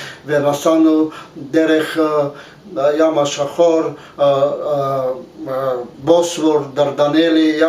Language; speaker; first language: Hebrew; non-native, fluent; Bulgarian